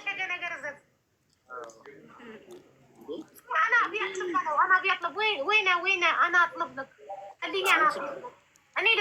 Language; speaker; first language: Arabic; non-native, learner; Amharic